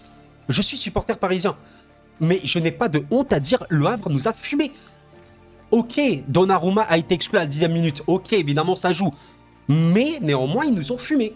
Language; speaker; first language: French; native; French